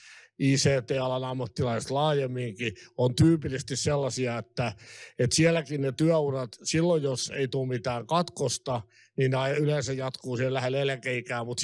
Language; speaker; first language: Finnish; native; Finnish